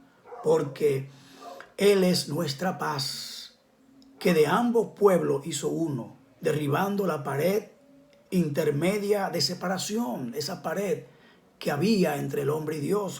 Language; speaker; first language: Spanish; native; Spanish